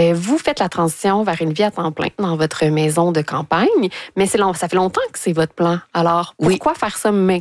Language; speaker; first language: French; native; French